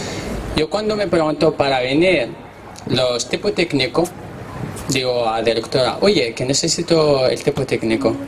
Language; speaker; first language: Spanish; non-native, learner; Arabic